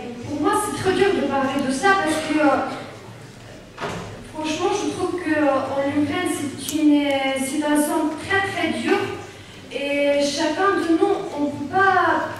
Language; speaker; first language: French; non-native, learner; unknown